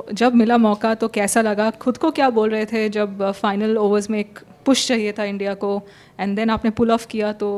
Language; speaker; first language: Hindi; native; Hindi